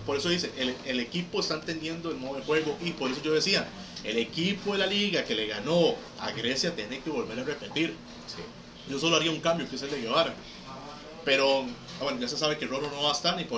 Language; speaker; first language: Spanish; native; Spanish